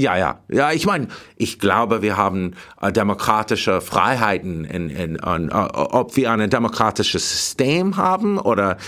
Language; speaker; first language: German; non-native, learner; English